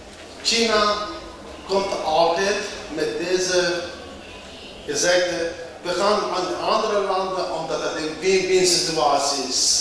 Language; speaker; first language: Dutch; non-native, local second language; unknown